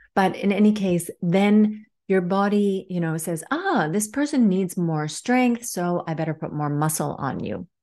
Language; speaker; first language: English; native; English